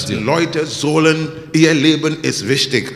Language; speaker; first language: German; non-native, learner; English